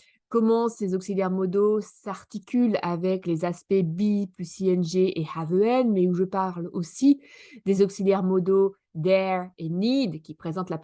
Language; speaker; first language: French; native; French